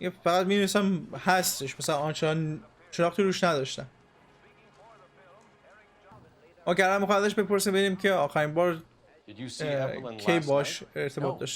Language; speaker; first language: Persian; native; Persian